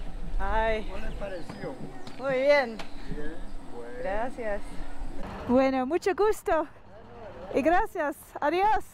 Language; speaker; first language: Spanish; non-native, learner; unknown